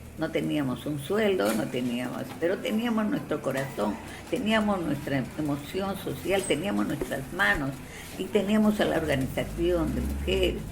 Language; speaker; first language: Spanish; non-native, local second language; Quechua